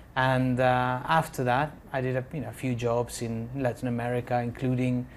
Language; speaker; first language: English; non-native, fluent; Spanish